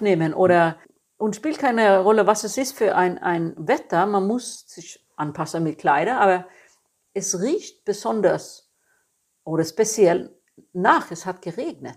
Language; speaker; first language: German; non-native, fluent; Swedish